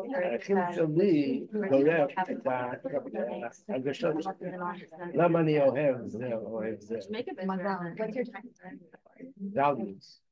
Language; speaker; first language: Hebrew; non-native, fluent; English